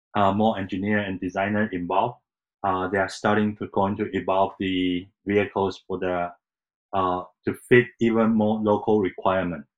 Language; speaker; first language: English; non-native, fluent; Chinese